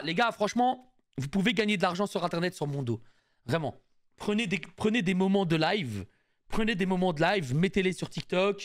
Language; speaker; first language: French; native; French